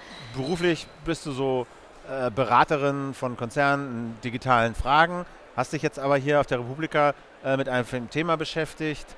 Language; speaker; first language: German; native; German